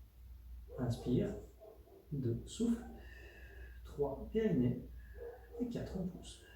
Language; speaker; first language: French; native; French